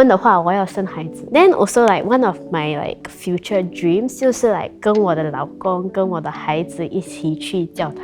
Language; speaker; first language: Chinese; non-native, local second language; English